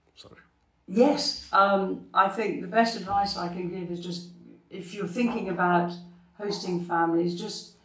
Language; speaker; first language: English; native; English